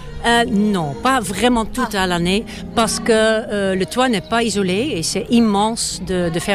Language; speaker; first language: French; non-native, fluent; Dutch